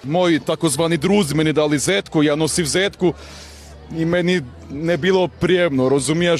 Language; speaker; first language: Ukrainian; non-native, learner; Serbian